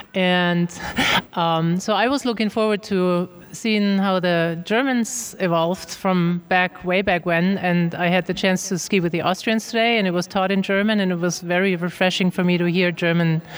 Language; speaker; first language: English; non-native, fluent; German